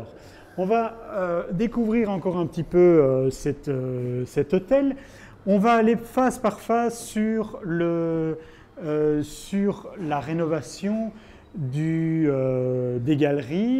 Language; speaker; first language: French; native; French